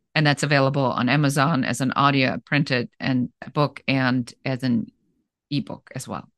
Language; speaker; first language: English; non-native, fluent; German